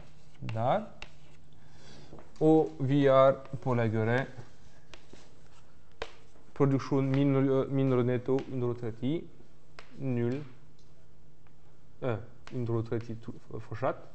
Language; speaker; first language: Norwegian; non-native, fluent; French